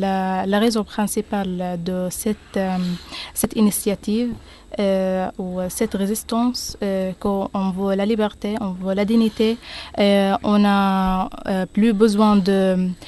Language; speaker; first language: French; non-native, learner; Arabic